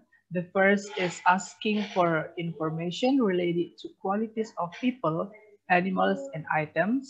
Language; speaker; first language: English; non-native, fluent; Indonesian